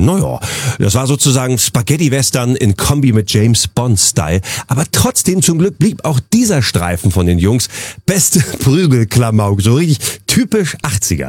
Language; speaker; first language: German; native; German